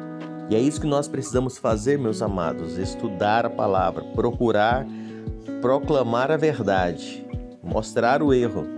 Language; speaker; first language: Portuguese; native; Portuguese